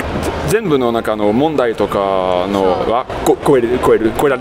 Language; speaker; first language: Japanese; non-native, fluent; French